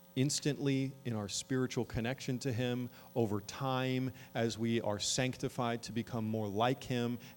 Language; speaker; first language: English; native; English